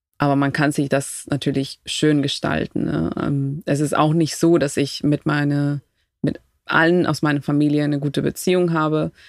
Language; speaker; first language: German; non-native, fluent; Spanish